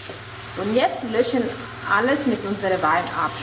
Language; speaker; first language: German; non-native, learner; Italian